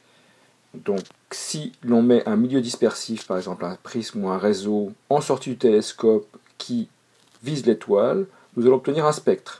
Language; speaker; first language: French; native; French